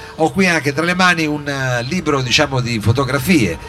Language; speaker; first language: Italian; native; Italian